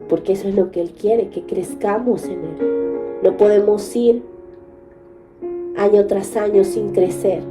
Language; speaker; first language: Spanish; native; Spanish